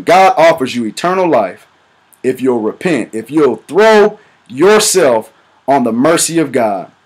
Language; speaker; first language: English; native; English